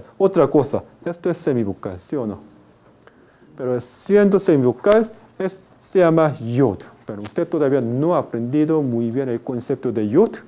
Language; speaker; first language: Spanish; non-native, fluent; Korean